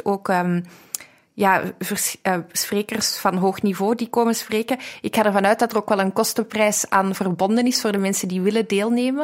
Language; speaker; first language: Dutch; native; Dutch